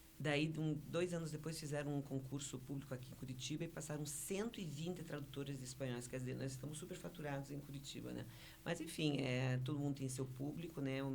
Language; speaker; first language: Portuguese; early bilingual, other home language; Spanish